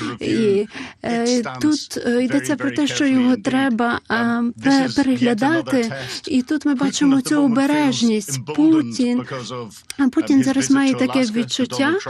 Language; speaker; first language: Ukrainian; non-native, fluent; English